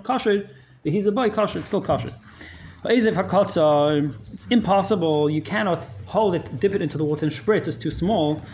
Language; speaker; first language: English; native; English